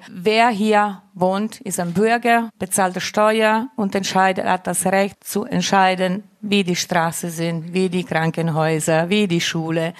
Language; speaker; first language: German; non-native, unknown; Italian